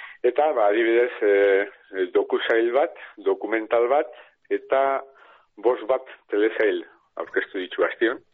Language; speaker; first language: Basque; native; Basque